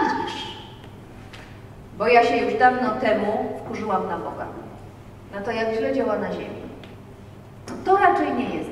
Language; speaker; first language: Polish; native; Polish